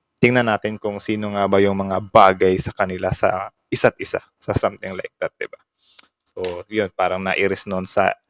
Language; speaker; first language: Filipino; native; Filipino